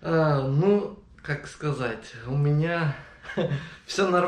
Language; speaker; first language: Russian; non-native, learner; Azerbaijani